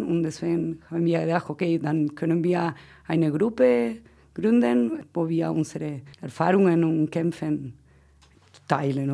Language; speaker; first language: German; non-native, fluent; Spanish